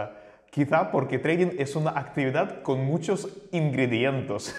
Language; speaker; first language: Spanish; native; Spanish